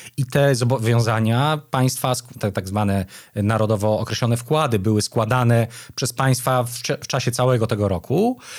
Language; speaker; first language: Polish; native; Polish